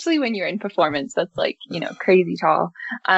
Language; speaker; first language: English; native; English